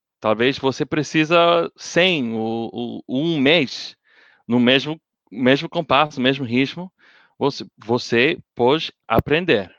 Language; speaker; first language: Portuguese; non-native, learner; English